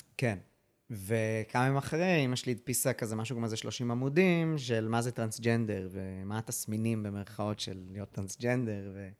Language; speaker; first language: Hebrew; early bilingual, other home language; English